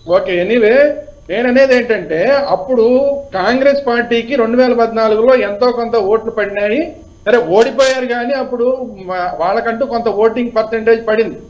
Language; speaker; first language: Telugu; native; Telugu